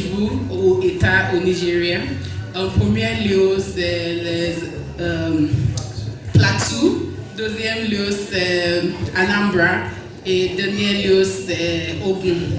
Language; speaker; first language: French; non-native, learner; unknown